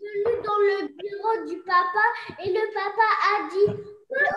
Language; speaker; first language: French; non-native, local second language; Arabic